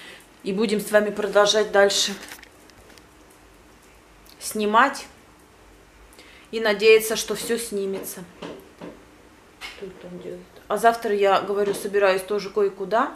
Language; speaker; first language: Russian; native; Russian